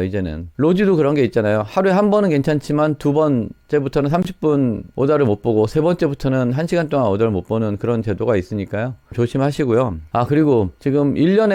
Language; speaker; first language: Korean; native; Korean